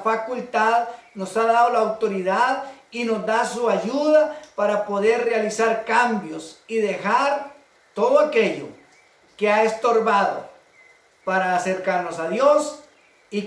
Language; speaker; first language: Spanish; native; Spanish